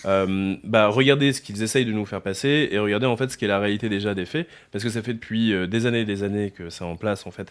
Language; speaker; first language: French; native; French